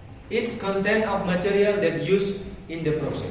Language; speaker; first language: English; non-native, learner; Indonesian